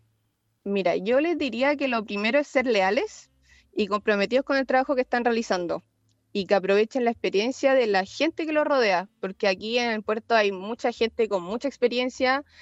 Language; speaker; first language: Spanish; native; Spanish